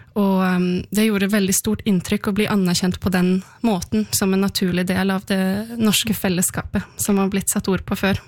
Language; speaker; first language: Norwegian; native; Norwegian